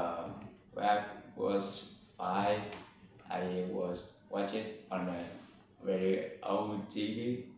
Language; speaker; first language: English; non-native, learner; Vietnamese